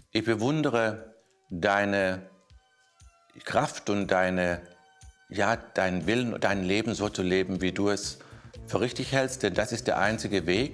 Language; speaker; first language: German; native; German